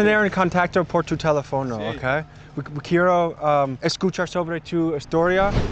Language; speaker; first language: Spanish; non-native, learner; English